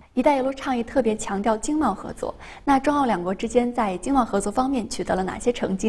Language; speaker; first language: Chinese; native; Chinese